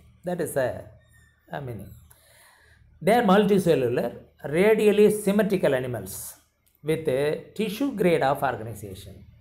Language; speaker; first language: English; non-native, local second language; Tamil